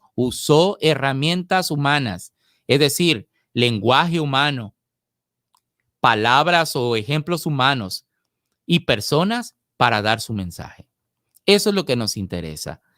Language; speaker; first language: Spanish; native; Spanish